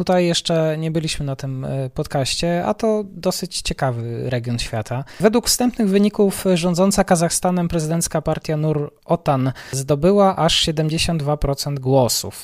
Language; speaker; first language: Polish; native; Polish